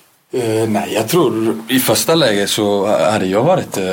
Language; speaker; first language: Swedish; non-native, fluent; Icelandic